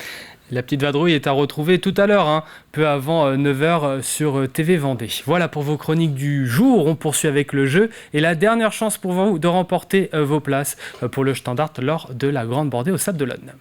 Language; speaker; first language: French; native; French